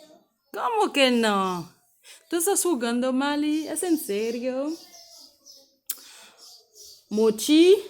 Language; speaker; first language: Spanish; non-native, fluent; Haitian Creole